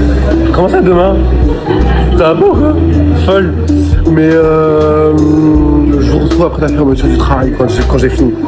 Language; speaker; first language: French; native; French